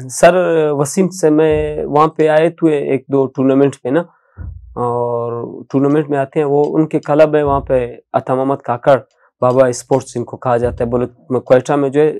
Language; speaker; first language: Urdu; non-native, local second language; Baluchi